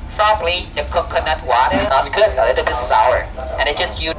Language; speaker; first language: English; non-native, learner; Vietnamese